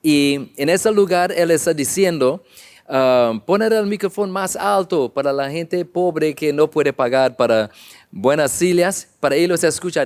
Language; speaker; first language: Spanish; non-native, learner; English